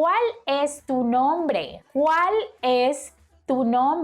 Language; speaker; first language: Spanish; non-native, fluent; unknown